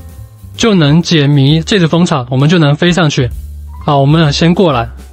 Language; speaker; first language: Chinese; native; Chinese